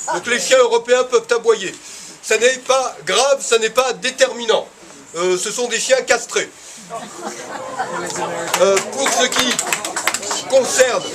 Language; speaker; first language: French; native; French